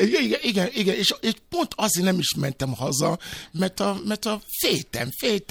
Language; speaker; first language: Hungarian; non-native, learner; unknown